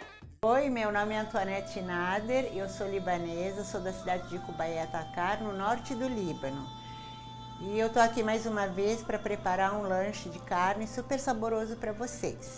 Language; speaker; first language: Portuguese; non-native, fluent; Arabic